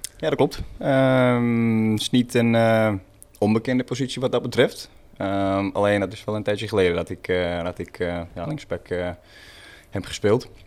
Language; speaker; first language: Dutch; non-native, fluent; Swedish